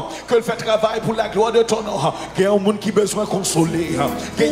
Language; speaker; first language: French; non-native, local second language; Haitian Creole